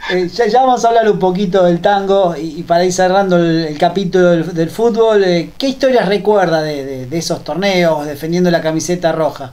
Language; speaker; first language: Spanish; native; Spanish